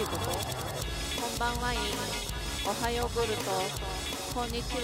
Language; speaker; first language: Japanese; native; Japanese